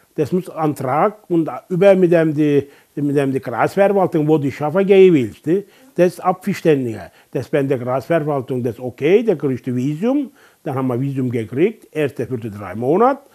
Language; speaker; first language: German; non-native, learner; Turkish